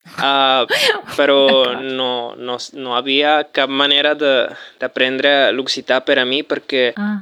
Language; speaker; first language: Catalan; non-native, fluent; Spanish